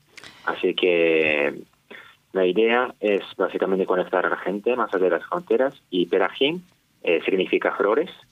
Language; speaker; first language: Spanish; non-native, fluent; Japanese